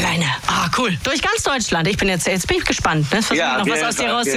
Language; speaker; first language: German; native; German